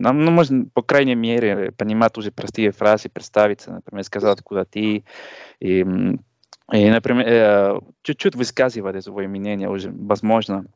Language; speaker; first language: Russian; non-native, learner; Spanish